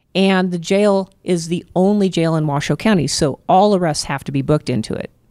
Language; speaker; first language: English; native; English